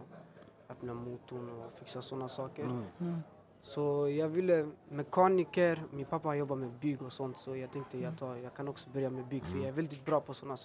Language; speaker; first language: Swedish; early bilingual, other home language; Albanian